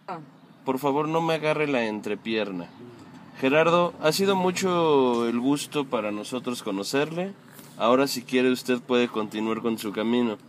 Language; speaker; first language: Spanish; native; Spanish